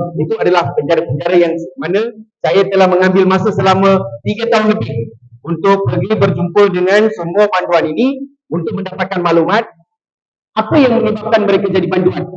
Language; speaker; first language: Malay; non-native, local second language; Tamil